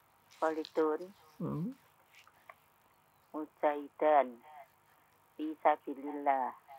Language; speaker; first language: Arabic; non-native, learner; Indonesian